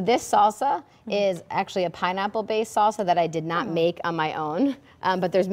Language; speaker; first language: English; native; English